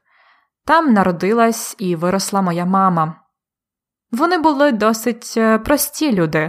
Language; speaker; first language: Ukrainian; native; Ukrainian